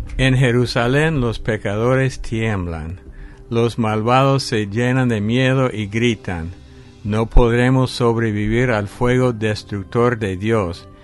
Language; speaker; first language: Spanish; non-native, fluent; English